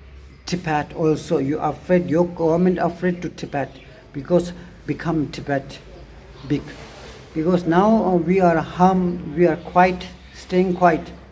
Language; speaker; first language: English; non-native, learner; Tibetan